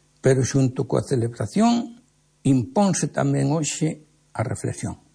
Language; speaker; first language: Galician; native; Galician